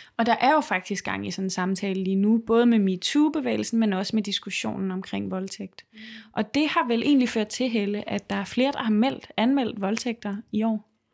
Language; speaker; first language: Danish; native; Danish